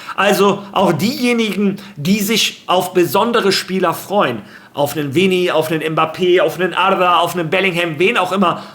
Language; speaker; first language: German; early bilingual, other home language; Spanish